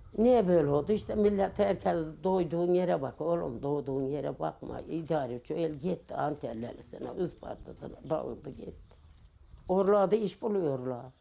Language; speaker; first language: Turkish; native; Turkish